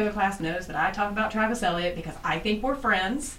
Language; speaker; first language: English; native; English